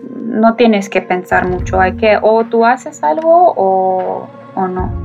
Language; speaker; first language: Spanish; non-native, fluent; Ukrainian